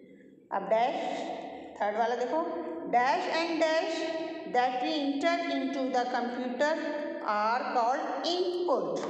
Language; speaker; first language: Hindi; native; Hindi